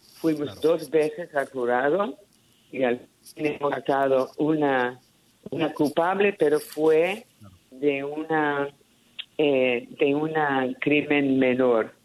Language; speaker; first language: Spanish; early bilingual, heritage; Spanish